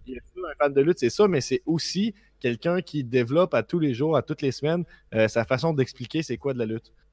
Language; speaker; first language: French; native; French